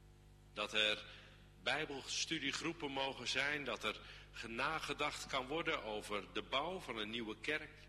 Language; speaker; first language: Dutch; native; Dutch